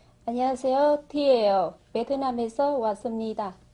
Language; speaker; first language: Korean; non-native, learner; Vietnamese